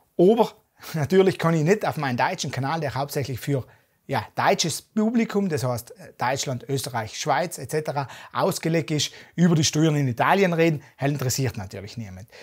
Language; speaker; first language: German; native; German